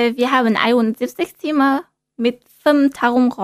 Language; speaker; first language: German; non-native, learner; Vietnamese